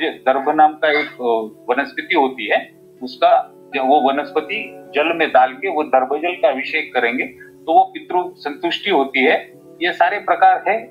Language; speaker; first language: Hindi; non-native, local second language; Marathi